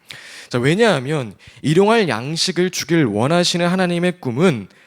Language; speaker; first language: Korean; native; Korean